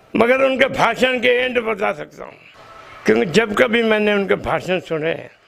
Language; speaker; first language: Hindi; non-native, local second language; Sindhi